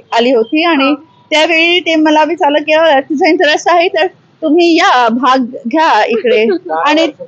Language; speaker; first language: Marathi; early bilingual, heritage; Marathi